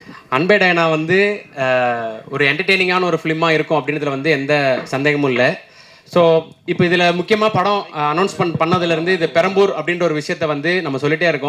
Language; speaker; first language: Tamil; native; Tamil